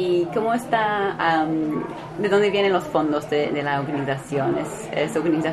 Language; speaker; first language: Spanish; non-native, fluent; English